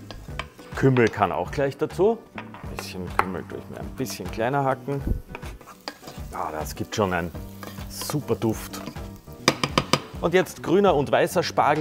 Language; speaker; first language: German; native; German